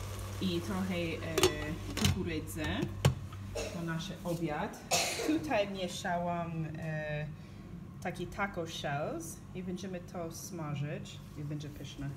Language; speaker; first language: Polish; non-native, learner; English